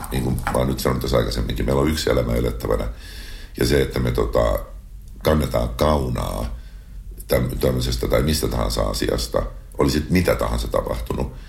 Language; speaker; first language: Finnish; native; Finnish